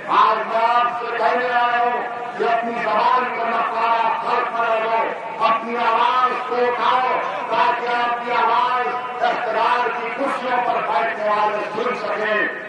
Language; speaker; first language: Urdu; native; Urdu